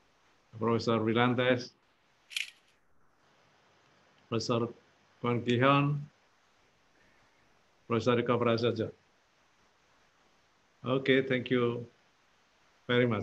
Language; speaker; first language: English; non-native, fluent; Indonesian